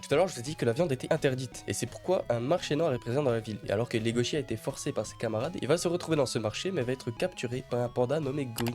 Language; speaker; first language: French; native; French